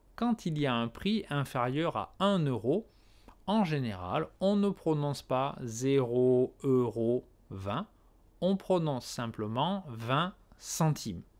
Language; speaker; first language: French; native; French